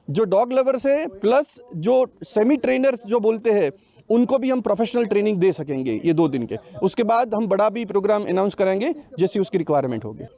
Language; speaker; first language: Hindi; non-native, local second language; Gujarati